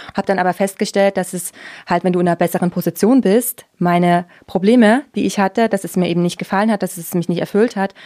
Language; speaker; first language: German; native; German